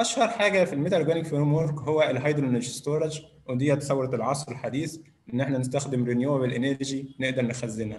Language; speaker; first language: Arabic; native; Arabic